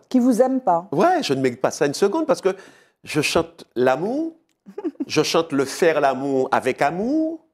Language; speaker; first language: French; native; French